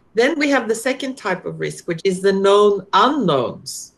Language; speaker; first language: English; non-native, fluent; Norwegian